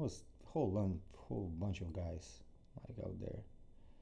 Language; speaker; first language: English; non-native, fluent; Ukrainian